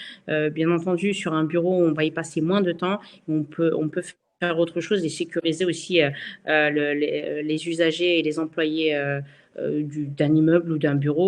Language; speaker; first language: French; native; French